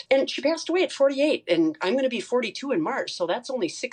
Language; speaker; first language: English; native; English